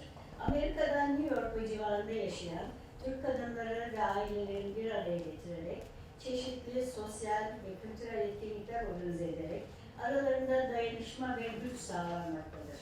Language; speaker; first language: Turkish; native; Turkish